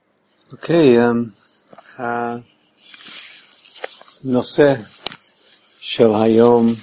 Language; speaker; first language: Hebrew; non-native, fluent; English